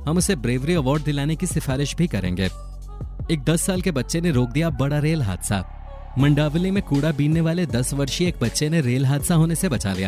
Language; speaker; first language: Hindi; native; Hindi